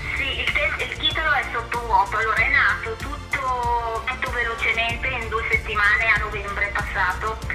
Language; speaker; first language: Italian; native; Italian